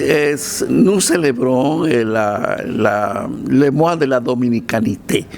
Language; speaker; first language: French; non-native, fluent; Spanish